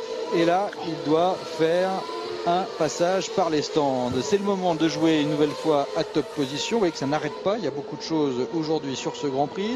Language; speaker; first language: French; native; French